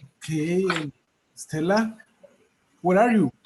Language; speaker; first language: English; non-native, learner; Spanish